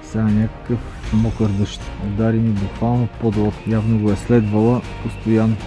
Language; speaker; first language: Bulgarian; native; Bulgarian